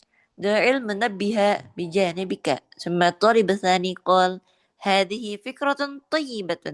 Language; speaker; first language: Arabic; non-native, learner; Indonesian